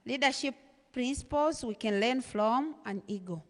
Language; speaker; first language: English; non-native, local second language; Swahili